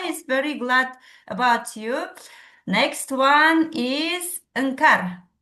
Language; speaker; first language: English; non-native, fluent; Kazakh